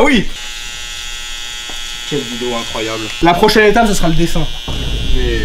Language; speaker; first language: French; native; French